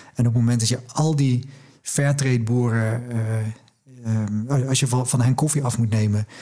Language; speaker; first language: Dutch; native; Dutch